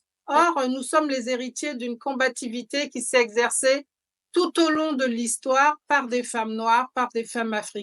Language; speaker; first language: French; native; French